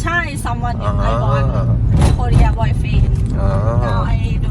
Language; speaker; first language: English; non-native, learner; Thai